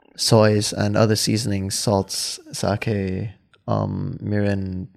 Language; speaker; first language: English; non-native, fluent; Thai